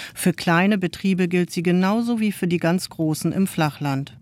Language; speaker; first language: German; native; German